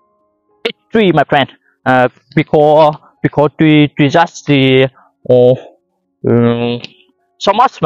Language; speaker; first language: English; non-native, learner; Vietnamese